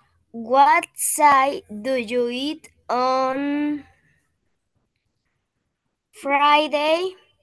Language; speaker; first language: English; non-native, learner; Spanish